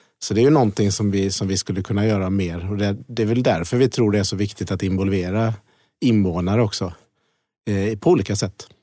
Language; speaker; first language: Swedish; native; Swedish